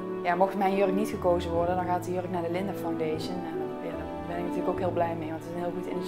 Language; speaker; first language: Dutch; native; Dutch